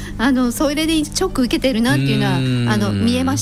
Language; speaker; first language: Japanese; native; Japanese